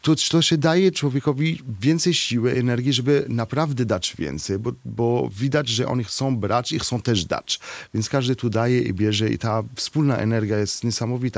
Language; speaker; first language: Polish; non-native, fluent; Arabic